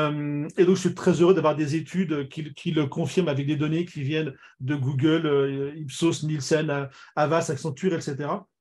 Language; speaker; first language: French; native; French